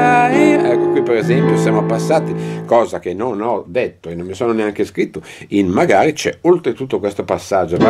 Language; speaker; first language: Italian; native; Italian